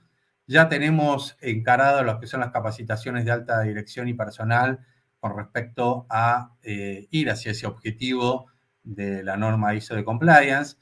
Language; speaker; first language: Spanish; native; Spanish